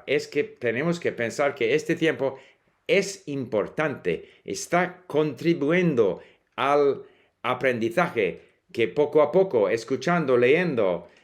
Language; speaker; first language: Spanish; non-native, fluent; English